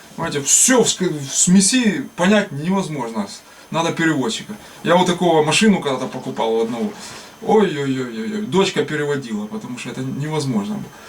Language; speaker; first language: Russian; native; Russian